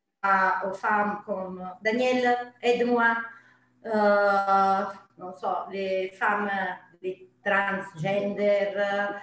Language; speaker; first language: French; non-native, fluent; Italian